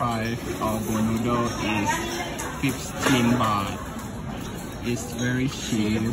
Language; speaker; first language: English; non-native, learner; Thai